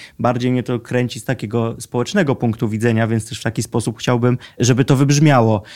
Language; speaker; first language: Polish; native; Polish